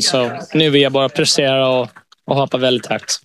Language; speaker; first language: Swedish; early bilingual, heritage; English